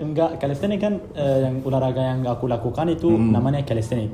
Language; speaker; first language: Indonesian; non-native, fluent; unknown